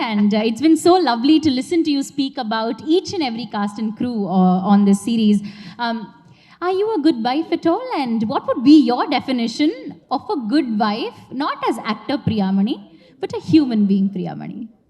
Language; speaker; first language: English; non-native, local second language; Tamil